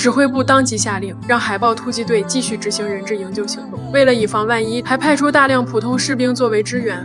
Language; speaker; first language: Chinese; native; Chinese